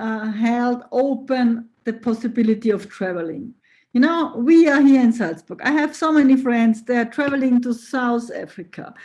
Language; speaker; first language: English; non-native, fluent; German